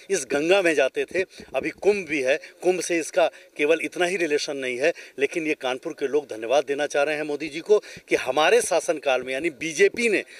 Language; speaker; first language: Hindi; native; Hindi